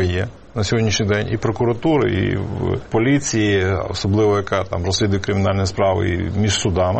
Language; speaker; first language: Ukrainian; native; Ukrainian